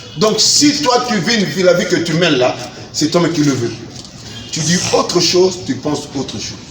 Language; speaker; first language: French; non-native, local second language; Lingala